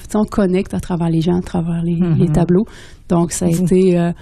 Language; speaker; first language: French; native; French